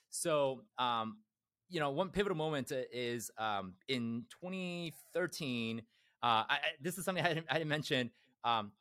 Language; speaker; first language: English; early bilingual, other home language; Korean